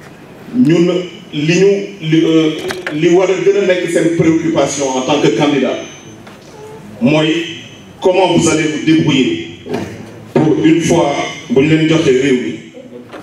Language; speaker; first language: French; non-native, local second language; Wolof